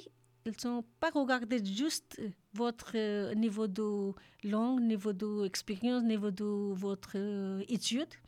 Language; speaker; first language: French; non-native, learner; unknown